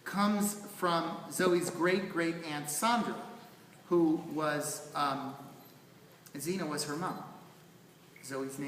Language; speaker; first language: English; native; English